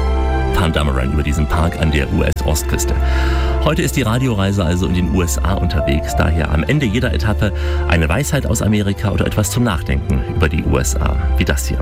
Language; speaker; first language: German; native; German